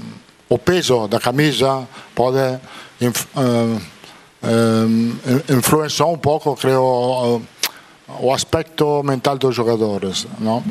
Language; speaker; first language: Portuguese; non-native, fluent; Italian